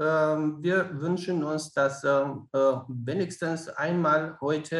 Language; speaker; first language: German; non-native, fluent; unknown